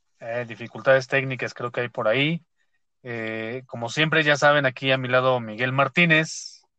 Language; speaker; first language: Spanish; native; Spanish